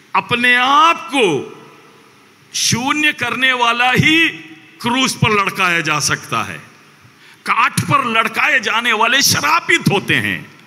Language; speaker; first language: Hindi; non-native, local second language; Malayalam